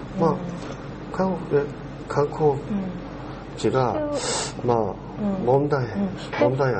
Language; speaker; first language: Japanese; non-native, learner; Korean